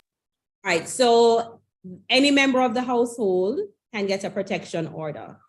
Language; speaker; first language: English; native; English